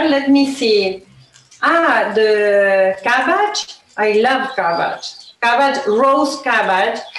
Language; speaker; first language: English; non-native, learner; Spanish